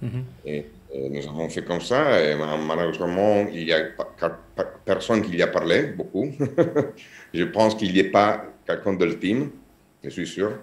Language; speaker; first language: French; non-native, learner; Italian